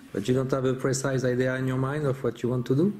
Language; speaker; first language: English; non-native, fluent; French